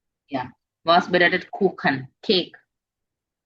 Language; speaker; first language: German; non-native, fluent; Tamil